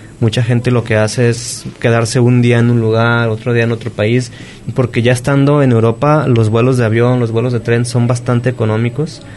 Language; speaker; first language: Spanish; native; Spanish